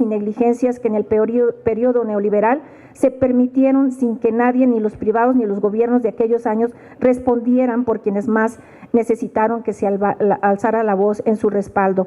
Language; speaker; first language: Spanish; native; Spanish